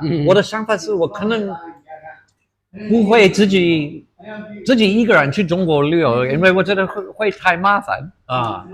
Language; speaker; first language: Chinese; non-native, fluent; English